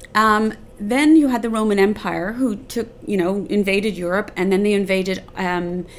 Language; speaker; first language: English; native; English